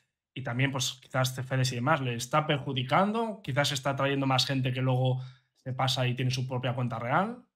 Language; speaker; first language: Spanish; native; Spanish